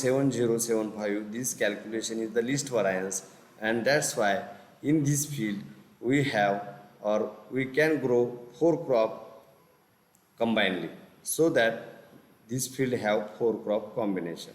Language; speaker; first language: English; non-native, local second language; Marathi